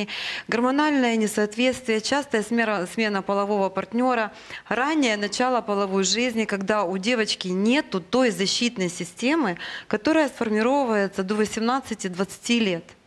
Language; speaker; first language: Russian; native; Russian